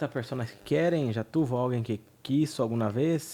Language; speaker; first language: Spanish; non-native, fluent; Portuguese